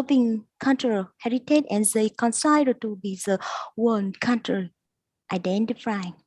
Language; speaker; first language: English; non-native, learner; Vietnamese